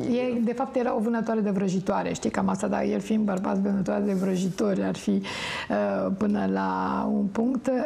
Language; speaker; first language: Romanian; native; Romanian